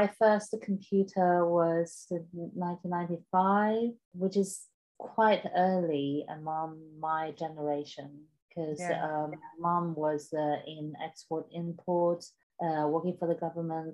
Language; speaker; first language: English; non-native, fluent; Chinese